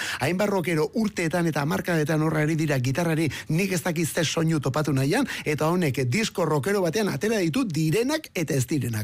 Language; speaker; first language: Basque; native; Basque